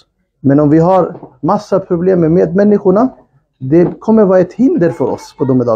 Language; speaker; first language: Swedish; non-native, fluent; Urdu